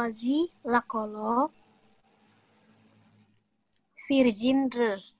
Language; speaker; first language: French; non-native, learner; Indonesian